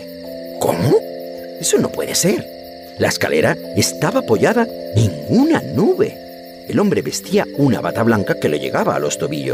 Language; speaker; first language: Spanish; native; Spanish